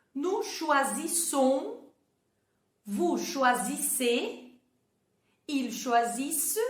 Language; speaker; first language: French; non-native, fluent; Portuguese